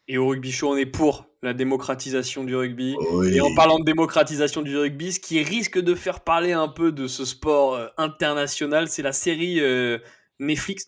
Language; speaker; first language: French; native; French